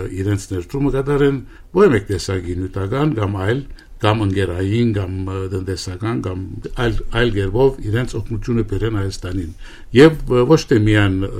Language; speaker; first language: Armenian; early bilingual, heritage; Armenian